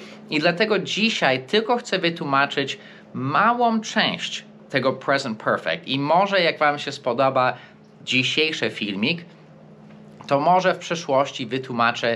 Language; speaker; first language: Polish; non-native, fluent; English